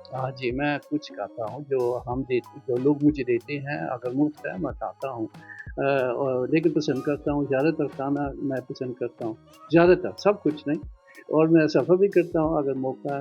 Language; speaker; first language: Hindi; non-native, fluent; Dutch